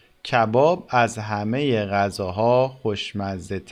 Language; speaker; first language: Persian; native; Persian